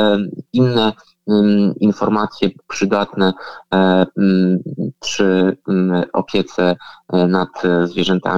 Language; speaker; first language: Polish; native; Polish